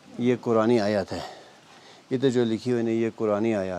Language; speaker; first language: Hindi; non-native, local second language; Balti